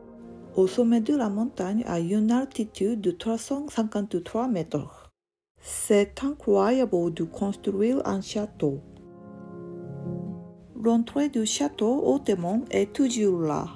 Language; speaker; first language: French; non-native, learner; Japanese